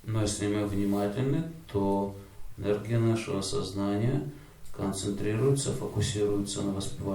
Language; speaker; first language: Russian; native; Russian